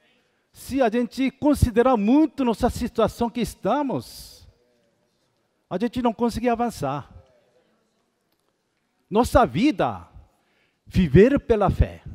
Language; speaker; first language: Portuguese; non-native, fluent; Korean